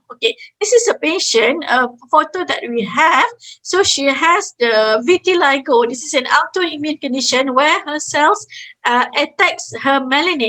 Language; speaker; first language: English; non-native, fluent; Malay